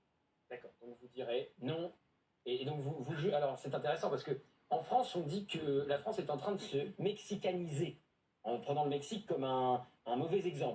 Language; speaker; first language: French; native; French